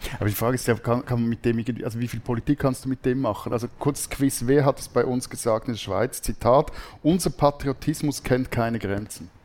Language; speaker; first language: German; native; German